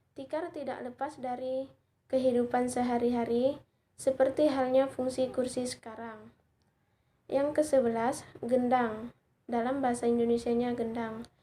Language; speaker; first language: Indonesian; non-native, local second language; Iban